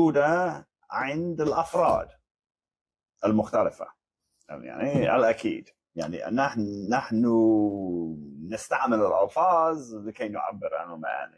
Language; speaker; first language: Arabic; non-native, fluent; English